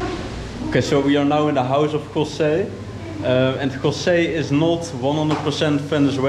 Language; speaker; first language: English; non-native, fluent; Dutch